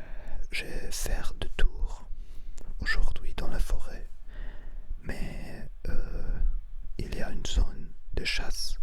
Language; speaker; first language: French; non-native, learner; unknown